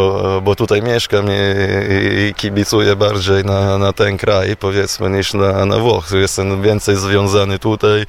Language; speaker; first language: Polish; non-native, fluent; Italian